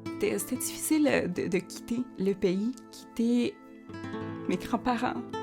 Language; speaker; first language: French; non-native, fluent; Spanish